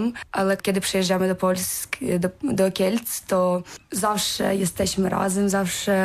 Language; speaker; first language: Polish; non-native, learner; Ukrainian